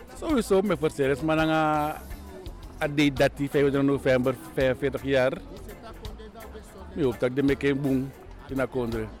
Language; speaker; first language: Dutch; non-native, local second language; Sranan Tongo